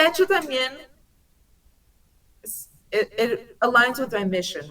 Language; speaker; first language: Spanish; early bilingual, heritage; English